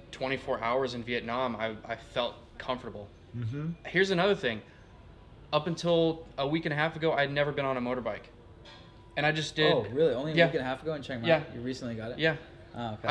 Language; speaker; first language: English; native; English